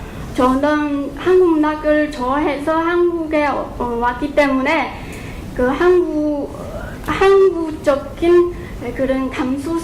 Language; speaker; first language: Korean; non-native, fluent; Chinese